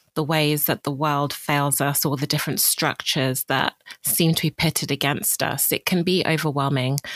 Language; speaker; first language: English; native; English